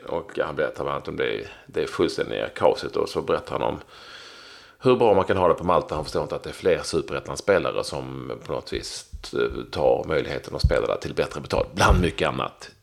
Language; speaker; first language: Swedish; native; Swedish